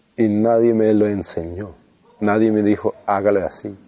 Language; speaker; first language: Spanish; non-native, fluent; Swedish